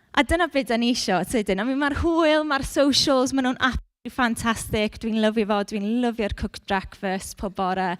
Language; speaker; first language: Welsh; non-native, local second language; English